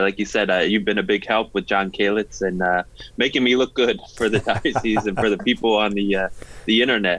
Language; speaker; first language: English; native; English